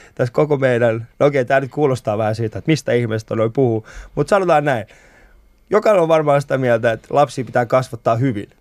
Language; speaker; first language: Finnish; early bilingual, other home language; Persian